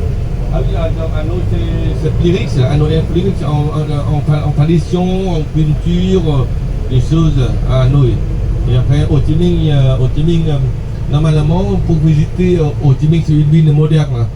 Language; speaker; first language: French; non-native, fluent; Vietnamese